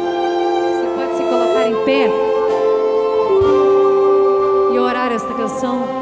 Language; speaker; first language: Portuguese; native; Portuguese